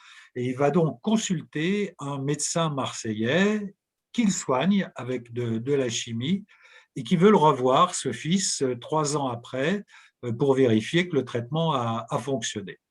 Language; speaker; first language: French; native; French